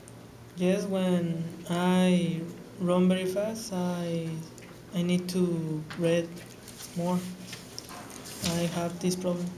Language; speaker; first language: English; non-native, learner; Spanish